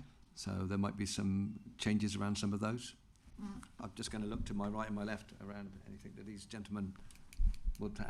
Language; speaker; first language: English; native; English